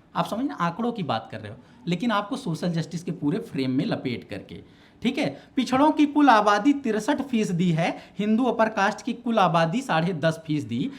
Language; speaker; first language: Hindi; native; Hindi